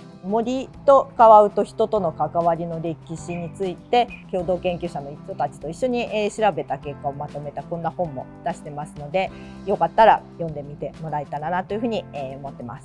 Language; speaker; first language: Japanese; native; Japanese